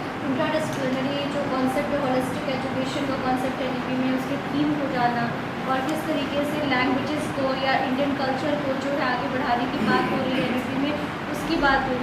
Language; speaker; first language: Hindi; native; Hindi